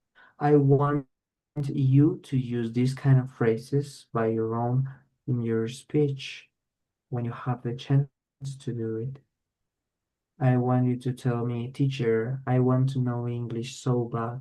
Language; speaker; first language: English; non-native, fluent; Spanish